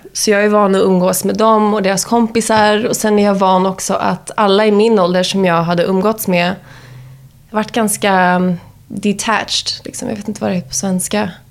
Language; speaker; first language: Swedish; early bilingual, heritage; Swedish